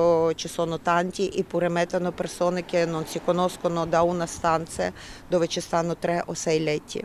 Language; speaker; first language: Italian; non-native, learner; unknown